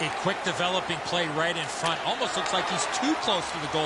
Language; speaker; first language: English; native; English